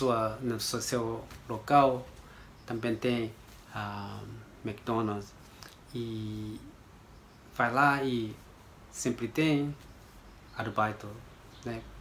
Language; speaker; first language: Portuguese; non-native, learner; Japanese